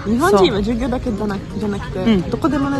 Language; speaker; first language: Japanese; non-native, fluent; Hungarian